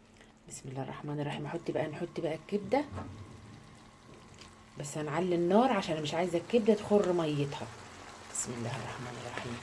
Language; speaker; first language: Arabic; native; Arabic